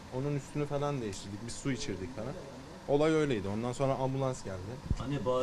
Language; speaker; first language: Turkish; native; Turkish